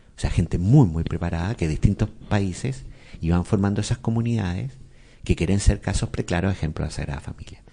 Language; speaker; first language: Spanish; native; Spanish